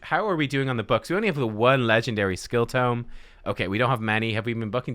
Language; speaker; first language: English; native; English